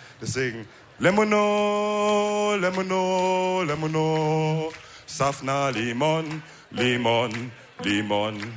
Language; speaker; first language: German; early bilingual, other home language; Wolof